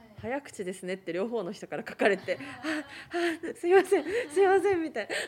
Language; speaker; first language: Japanese; native; Japanese